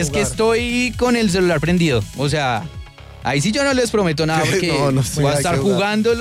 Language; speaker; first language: Spanish; native; Spanish